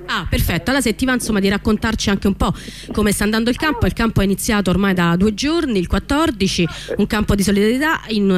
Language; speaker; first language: Italian; native; Italian